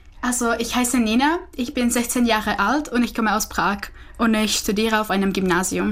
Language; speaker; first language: German; non-native, fluent; Czech